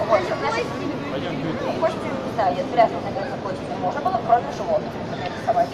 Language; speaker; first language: Russian; native; Russian